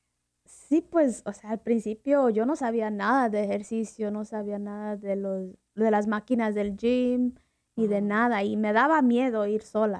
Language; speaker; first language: Spanish; early bilingual, heritage; Spanish